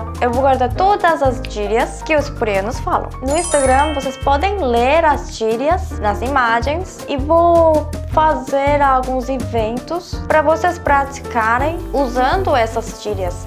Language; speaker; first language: Portuguese; non-native, fluent; Korean